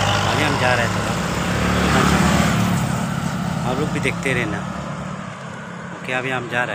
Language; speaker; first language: Hindi; non-native, local second language; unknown